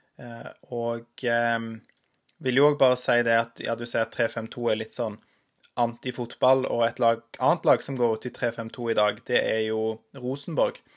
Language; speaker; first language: Norwegian; native; Norwegian